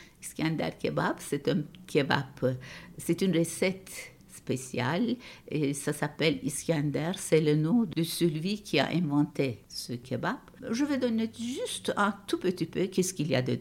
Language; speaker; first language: French; non-native, fluent; Turkish